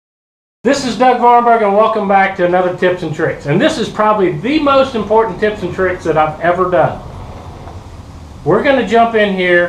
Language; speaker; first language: English; native; English